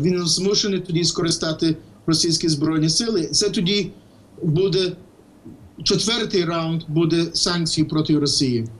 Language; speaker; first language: Ukrainian; early bilingual, heritage; Ukrainian